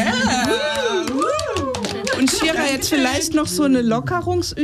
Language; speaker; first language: German; native; German